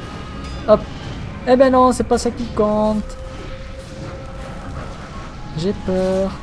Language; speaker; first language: French; native; French